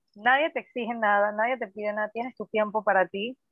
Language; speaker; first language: Spanish; native; Spanish